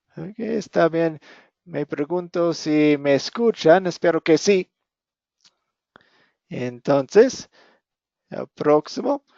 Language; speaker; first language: Spanish; non-native, fluent; English